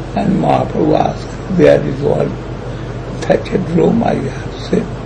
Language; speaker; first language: English; non-native, local second language; Bangla